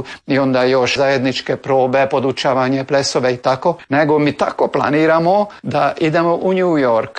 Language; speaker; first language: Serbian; early bilingual, heritage; Croatian